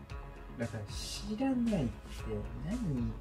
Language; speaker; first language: Japanese; native; Japanese